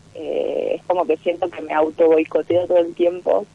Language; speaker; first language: Spanish; native; Spanish